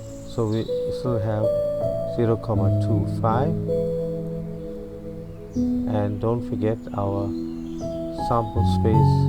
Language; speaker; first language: English; native; English